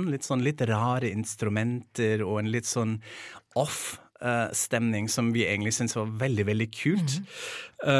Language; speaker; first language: Norwegian; non-native, fluent; German